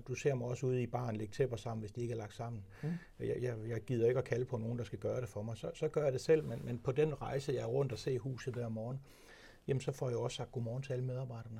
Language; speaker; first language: Danish; native; Danish